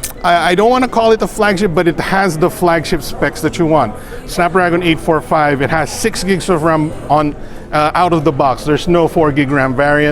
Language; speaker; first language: English; non-native, local second language; Filipino